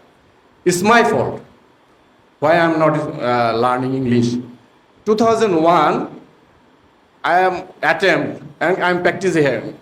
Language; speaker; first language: English; non-native, learner; Bangla